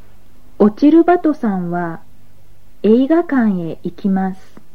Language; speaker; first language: Japanese; non-native, learner; Mongolian